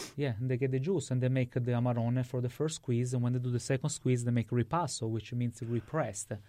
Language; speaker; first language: English; non-native, fluent; Italian